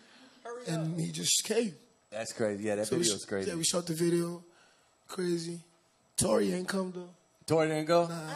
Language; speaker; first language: English; non-native, local second language; Yoruba